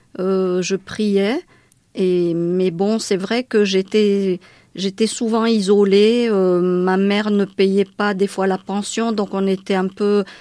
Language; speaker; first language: French; non-native, local second language; Malagasy